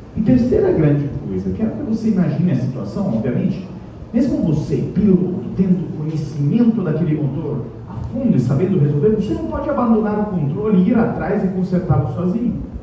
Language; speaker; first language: Portuguese; non-native, fluent; Italian